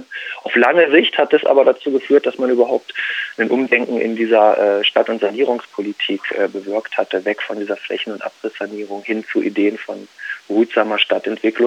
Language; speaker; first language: German; native; German